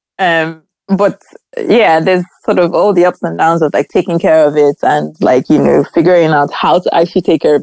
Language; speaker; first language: English; non-native, local second language; Igbo